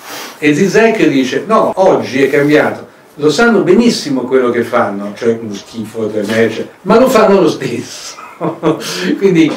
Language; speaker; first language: Italian; native; Italian